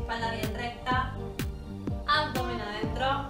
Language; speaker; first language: Spanish; native; Spanish